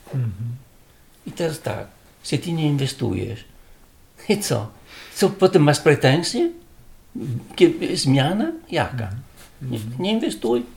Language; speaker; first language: Polish; non-native, learner; Italian